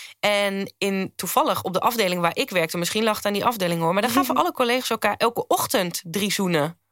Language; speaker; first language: Dutch; native; Dutch